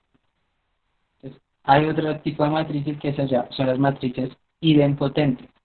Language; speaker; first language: Spanish; native; Spanish